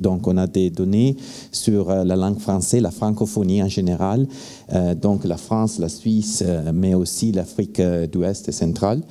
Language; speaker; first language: French; non-native, fluent; Italian